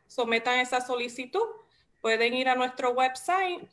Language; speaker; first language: Spanish; early bilingual, heritage; Spanish